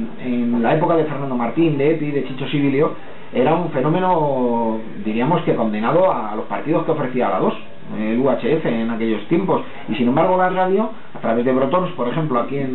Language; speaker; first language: Spanish; native; Spanish